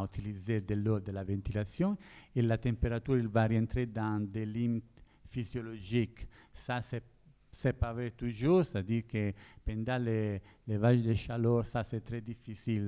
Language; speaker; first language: French; non-native, learner; Italian